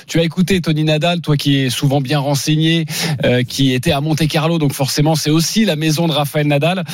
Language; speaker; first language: French; native; French